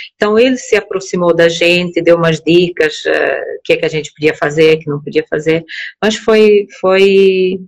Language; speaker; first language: Portuguese; non-native, local second language; Kabuverdianu